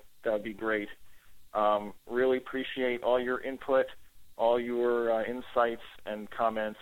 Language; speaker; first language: English; native; English